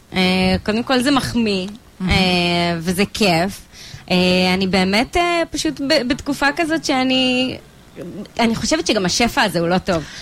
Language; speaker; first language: Hebrew; native; Hebrew